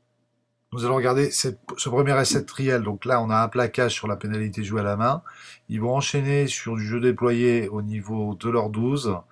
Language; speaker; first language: French; native; French